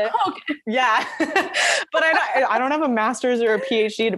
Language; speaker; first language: English; native; English